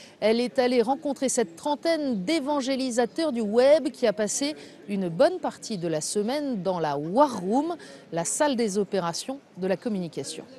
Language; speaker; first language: French; native; French